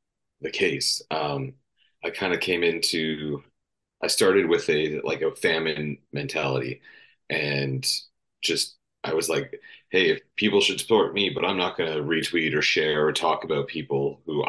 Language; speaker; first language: English; native; English